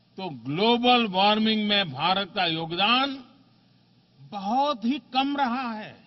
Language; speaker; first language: Hindi; non-native, local second language; Gujarati